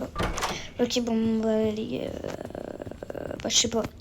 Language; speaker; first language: French; native; French